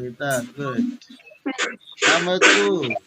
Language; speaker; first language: English; non-native, learner; Indonesian